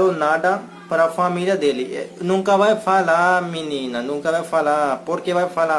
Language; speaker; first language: Portuguese; non-native, learner; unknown